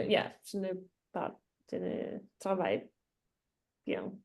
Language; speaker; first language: French; non-native, learner; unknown